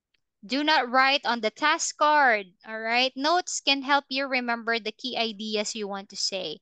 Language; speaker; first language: English; non-native, fluent; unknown